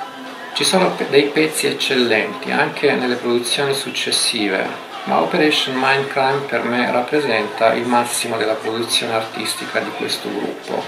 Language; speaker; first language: Italian; native; Italian